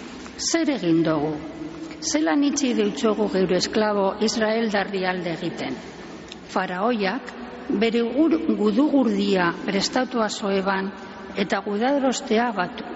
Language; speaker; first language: Basque; native; Basque